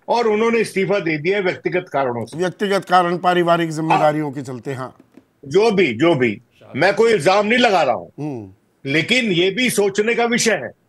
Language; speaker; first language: Hindi; native; Hindi